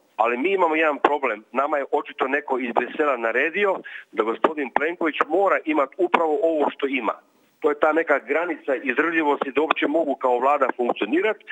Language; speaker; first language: Croatian; native; Croatian